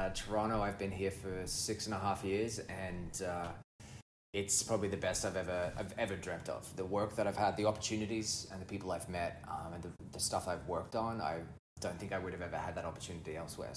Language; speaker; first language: English; native; English